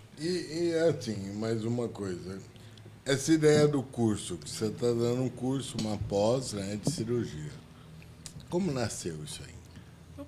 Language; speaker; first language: Portuguese; native; Portuguese